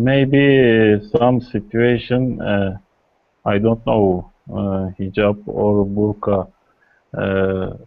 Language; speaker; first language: English; non-native, learner; Kurdish